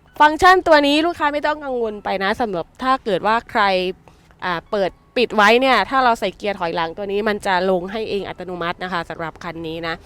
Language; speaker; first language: Thai; native; Thai